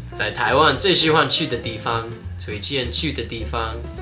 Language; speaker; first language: Chinese; non-native, fluent; English